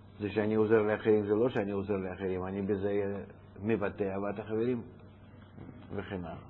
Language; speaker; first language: Hebrew; non-native, fluent; Russian